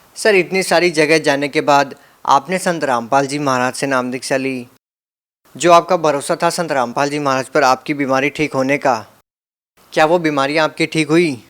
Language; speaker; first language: Hindi; native; Hindi